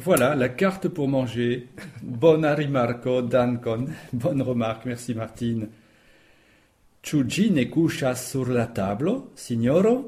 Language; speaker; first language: French; native; French